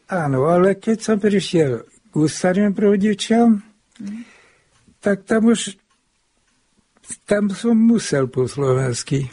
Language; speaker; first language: Slovak; non-native, local second language; Hungarian